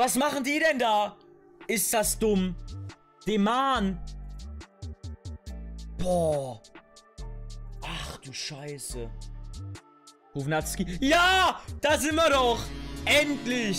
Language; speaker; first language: German; native; German